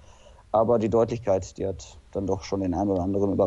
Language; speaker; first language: German; native; German